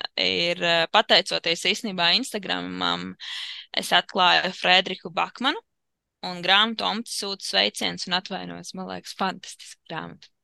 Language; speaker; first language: Latvian; native; Latvian